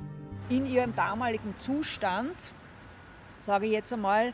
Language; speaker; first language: German; native; German